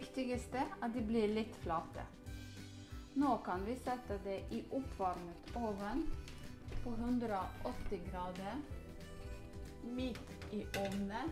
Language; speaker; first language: Norwegian; non-native, learner; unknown